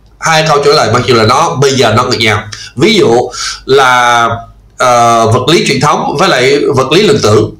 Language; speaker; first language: Vietnamese; non-native, fluent; English